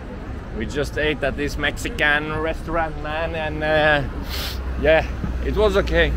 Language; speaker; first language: English; non-native, fluent; Swedish